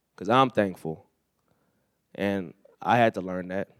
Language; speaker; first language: English; native; English